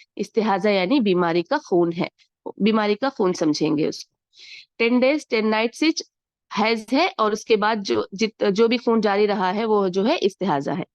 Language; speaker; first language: Urdu; native; Urdu